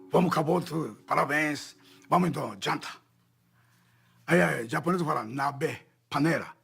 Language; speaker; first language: Portuguese; non-native, learner; Japanese